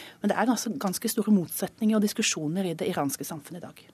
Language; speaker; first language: Norwegian; native; Norwegian